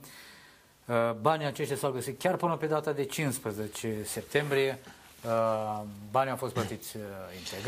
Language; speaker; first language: Romanian; native; Romanian